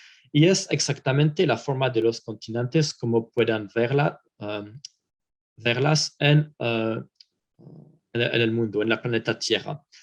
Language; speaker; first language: Spanish; non-native, fluent; French